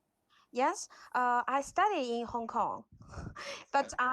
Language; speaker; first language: English; non-native, learner; Chinese